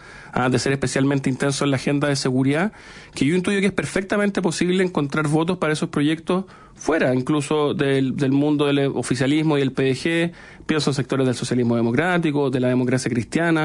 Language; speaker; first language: Spanish; native; Spanish